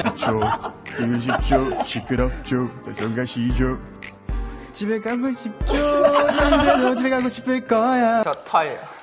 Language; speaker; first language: Korean; non-native, learner; Thai